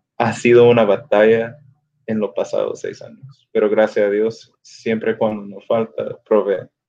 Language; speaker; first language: Spanish; early bilingual, other home language; English